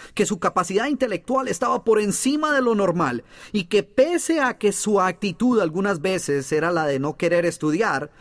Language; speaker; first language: Spanish; native; Spanish